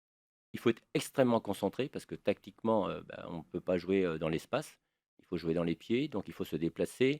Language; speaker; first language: French; native; French